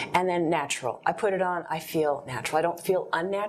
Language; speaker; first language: English; native; English